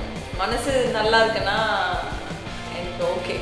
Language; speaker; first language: Tamil; non-native, learner; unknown